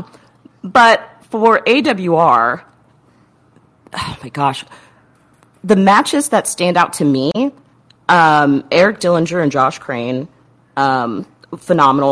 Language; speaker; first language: English; native; English